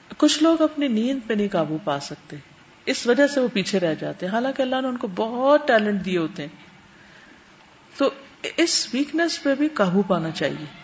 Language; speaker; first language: Urdu; native; Urdu